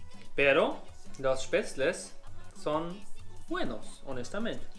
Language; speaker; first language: Spanish; non-native, learner; German